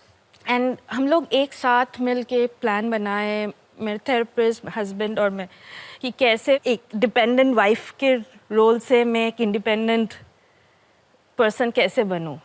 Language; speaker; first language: Hindi; non-native, local second language; Bangla